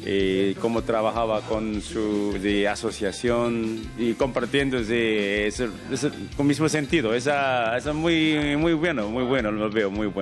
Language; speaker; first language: Spanish; non-native, learner; Korean